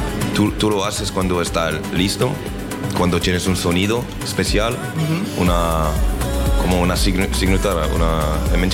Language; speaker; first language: Spanish; non-native, learner; French